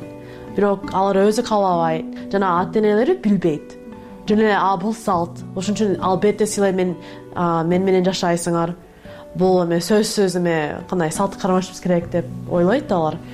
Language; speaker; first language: Kyrgyz; non-native, learner; English